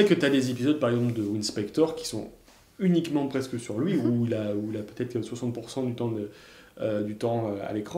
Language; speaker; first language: French; native; French